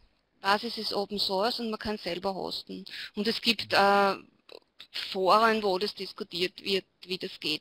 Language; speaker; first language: German; native; German